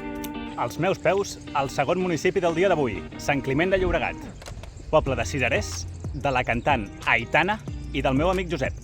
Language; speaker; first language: Catalan; native; Catalan